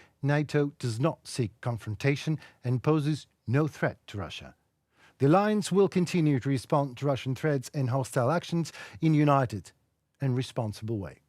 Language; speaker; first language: English; non-native, fluent; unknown